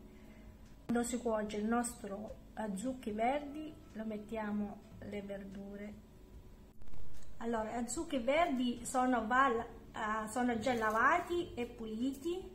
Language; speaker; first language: Italian; non-native, learner; Filipino